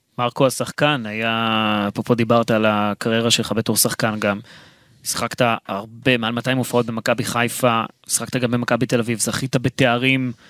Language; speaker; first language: Hebrew; native; Hebrew